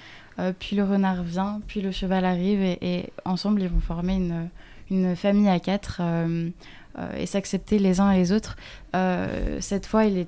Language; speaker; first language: French; native; French